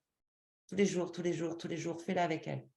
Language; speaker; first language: French; native; French